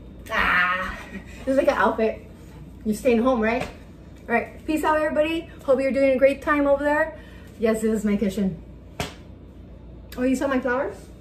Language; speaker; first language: English; early bilingual, other home language; Spanish